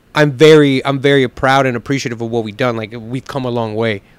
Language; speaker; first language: English; native; English